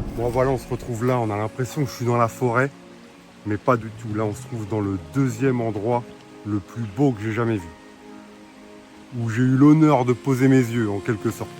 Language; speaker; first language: French; native; French